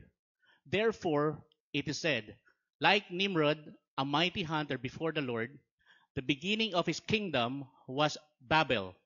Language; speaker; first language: English; non-native, local second language; Filipino